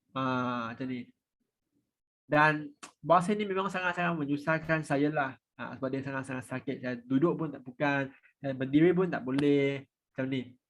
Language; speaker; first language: Malay; non-native, local second language; Chinese